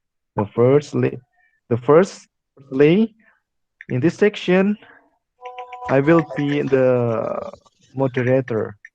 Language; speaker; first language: English; non-native, fluent; Indonesian